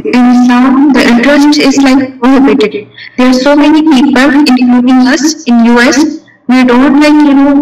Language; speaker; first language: English; non-native, local second language; Urdu